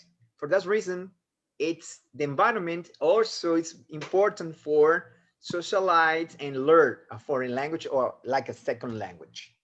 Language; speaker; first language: English; non-native, fluent; Spanish